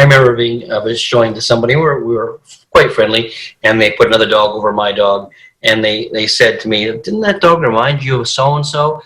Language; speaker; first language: English; native; English